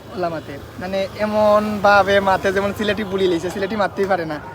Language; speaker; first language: Bangla; native; Bangla